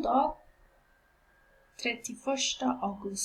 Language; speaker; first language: Swedish; non-native, fluent; Pashto